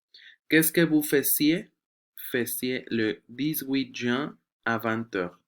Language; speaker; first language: French; non-native, fluent; Spanish